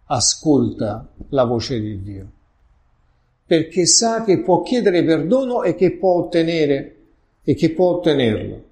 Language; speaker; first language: Italian; native; Italian